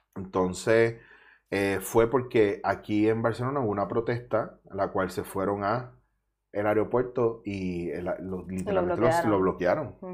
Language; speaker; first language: Spanish; native; Spanish